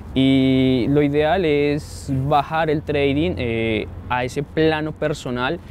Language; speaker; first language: Spanish; native; Spanish